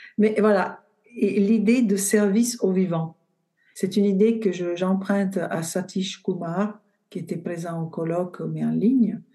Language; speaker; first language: French; non-native, fluent; Italian